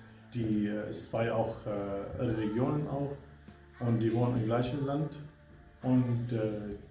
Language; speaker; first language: German; non-native, fluent; Arabic